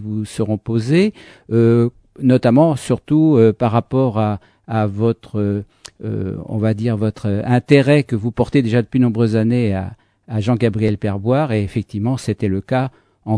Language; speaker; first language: French; native; French